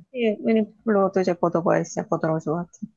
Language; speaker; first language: Ukrainian; non-native, learner; Korean